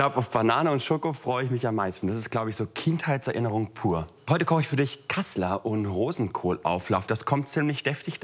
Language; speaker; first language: German; native; German